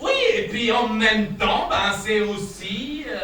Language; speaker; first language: French; native; French